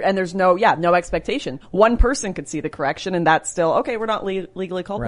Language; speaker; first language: English; native; English